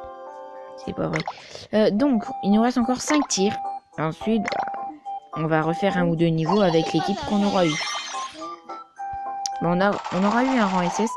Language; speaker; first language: French; native; French